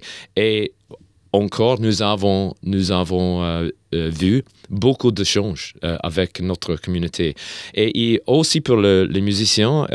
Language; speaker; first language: French; non-native, learner; English